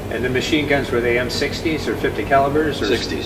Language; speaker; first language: English; native; English